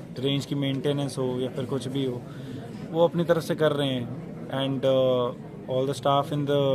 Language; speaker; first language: Hindi; non-native, local second language; Punjabi